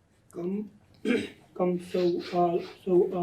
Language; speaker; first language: Arabic; non-native, learner; English